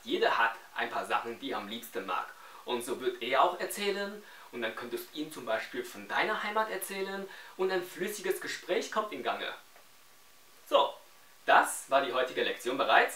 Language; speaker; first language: German; non-native, fluent; Chinese